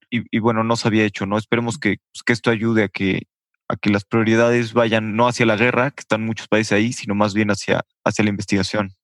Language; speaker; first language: Spanish; native; Spanish